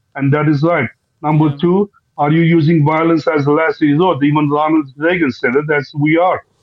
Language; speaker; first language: English; non-native, fluent; Armenian